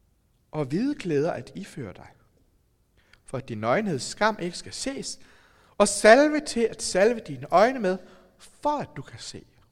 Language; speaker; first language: Danish; native; Danish